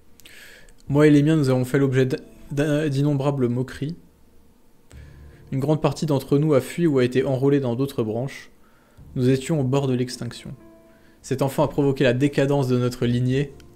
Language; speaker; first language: French; native; French